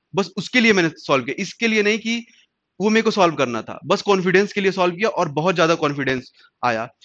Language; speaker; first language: Hindi; native; Hindi